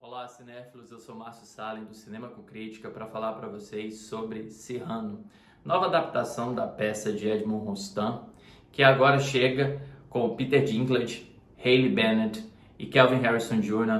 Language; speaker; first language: Portuguese; native; Portuguese